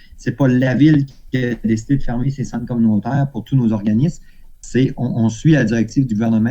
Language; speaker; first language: French; native; French